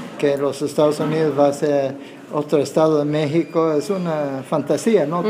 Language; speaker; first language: Spanish; non-native, fluent; English